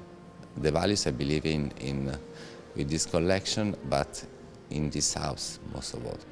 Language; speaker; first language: English; non-native, fluent; Italian